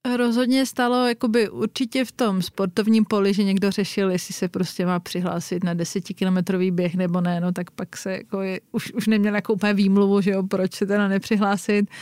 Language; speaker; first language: Czech; native; Czech